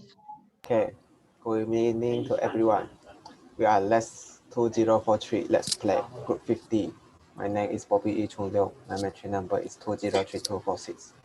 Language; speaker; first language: English; non-native, learner; Chinese